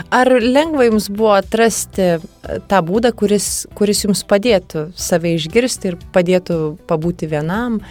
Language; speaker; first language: Lithuanian; native; Lithuanian